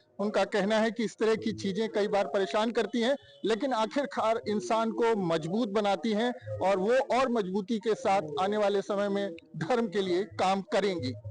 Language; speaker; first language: Hindi; native; Hindi